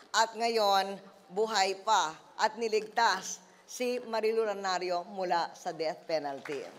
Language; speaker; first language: Filipino; native; Filipino